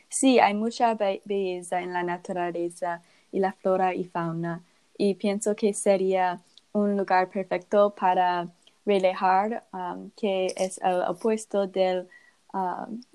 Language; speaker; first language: Spanish; non-native, learner; English